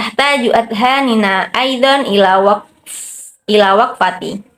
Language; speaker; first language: Arabic; non-native, learner; Indonesian